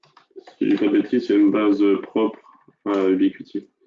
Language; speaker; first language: French; native; French